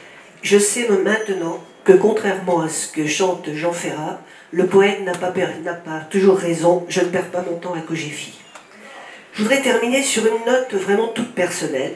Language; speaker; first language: French; native; French